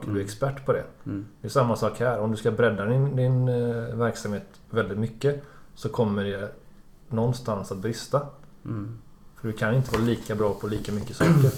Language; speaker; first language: Swedish; native; Swedish